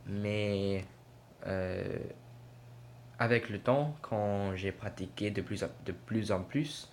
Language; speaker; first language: French; non-native, learner; English